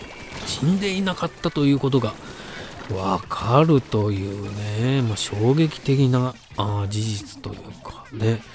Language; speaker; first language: Japanese; native; Japanese